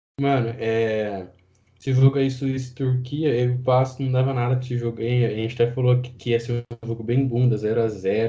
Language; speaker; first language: Portuguese; native; Portuguese